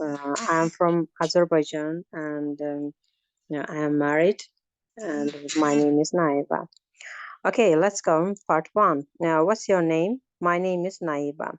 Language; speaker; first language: English; non-native, learner; Azerbaijani